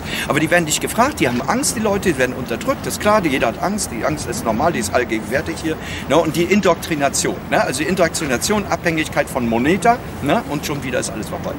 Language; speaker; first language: German; native; German